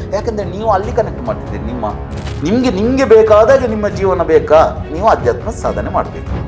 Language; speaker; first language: Kannada; non-native, local second language; Tulu